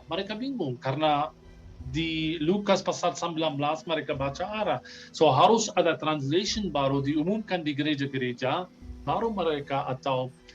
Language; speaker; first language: Indonesian; non-native, fluent; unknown